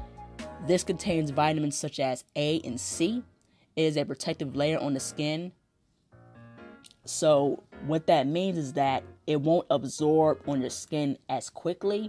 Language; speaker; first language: English; native; English